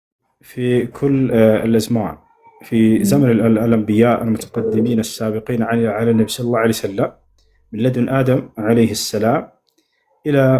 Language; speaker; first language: Arabic; non-native, fluent; Amharic